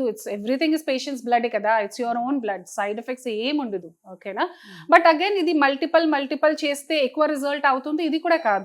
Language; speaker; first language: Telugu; non-native, local second language; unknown